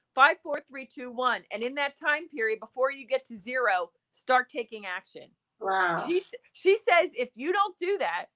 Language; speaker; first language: English; native; English